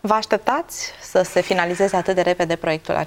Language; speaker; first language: Romanian; native; Romanian